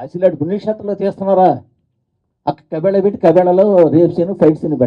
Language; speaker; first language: Telugu; native; Telugu